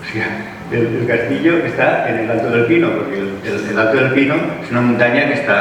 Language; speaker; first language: Spanish; non-native, local second language; Catalan